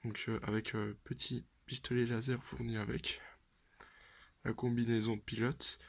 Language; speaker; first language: French; native; French